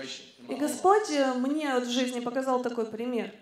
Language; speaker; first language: Russian; native; Russian